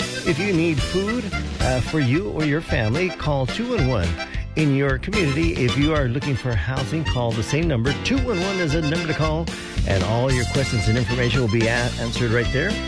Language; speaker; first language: English; early bilingual, other home language; Spanish